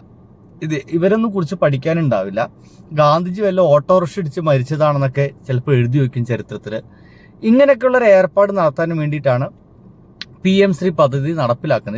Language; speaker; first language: Malayalam; native; Malayalam